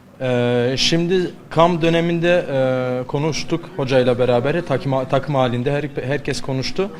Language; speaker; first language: Turkish; non-native, learner; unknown